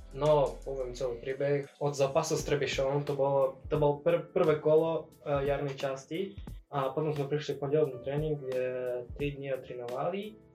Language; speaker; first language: Slovak; non-native, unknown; Russian